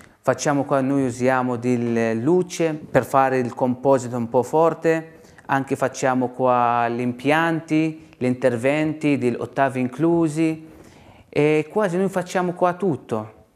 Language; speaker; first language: Italian; non-native, learner; Arabic